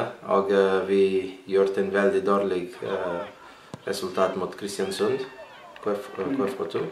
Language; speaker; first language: Norwegian; non-native, learner; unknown